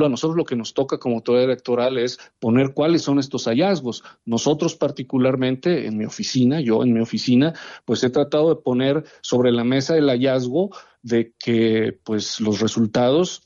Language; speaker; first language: Spanish; native; Spanish